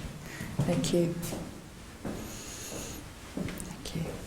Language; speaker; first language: English; native; English